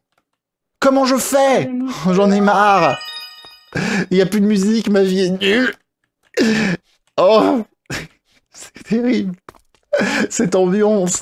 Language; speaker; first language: French; native; French